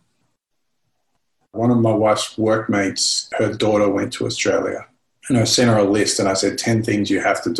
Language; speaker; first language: English; native; English